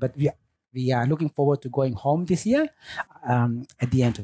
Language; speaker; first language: English; non-native, fluent; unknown